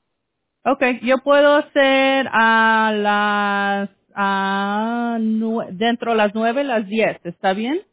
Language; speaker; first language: Spanish; early bilingual, heritage; Spanish